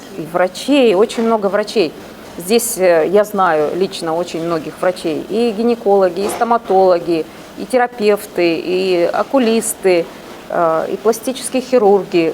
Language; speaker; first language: Russian; native; Russian